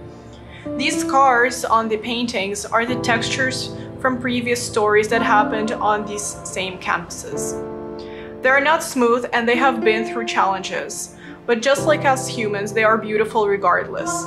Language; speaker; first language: English; non-native, fluent; Russian